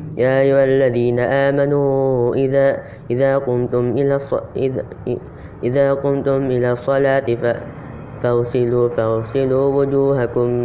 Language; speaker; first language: Arabic; non-native, learner; Indonesian